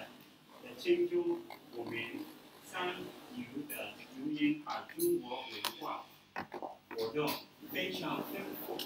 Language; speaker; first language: Chinese; non-native, learner; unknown